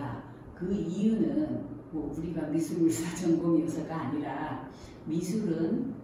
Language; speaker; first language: Korean; native; Korean